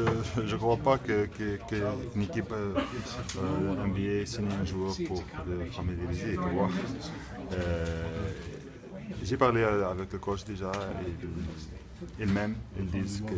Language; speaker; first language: French; non-native, local second language; Arabic